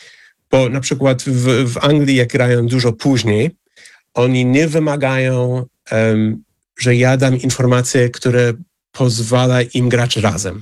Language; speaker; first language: Polish; non-native, fluent; English